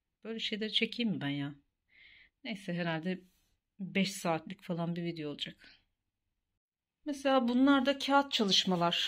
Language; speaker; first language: Turkish; native; Turkish